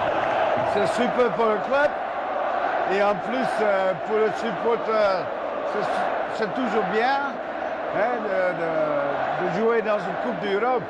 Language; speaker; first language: French; non-native, fluent; Dutch